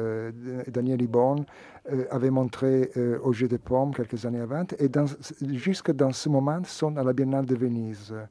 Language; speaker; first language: French; non-native, fluent; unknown